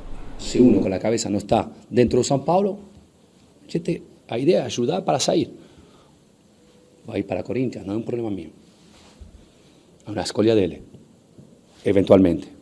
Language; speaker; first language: Portuguese; non-native, fluent; Spanish